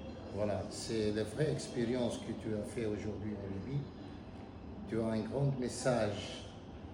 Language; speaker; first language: French; non-native, fluent; Arabic